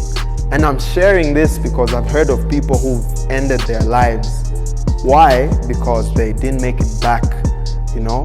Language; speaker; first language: English; non-native, local second language; Bemba